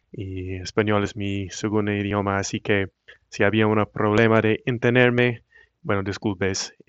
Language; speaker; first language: Spanish; non-native, fluent; English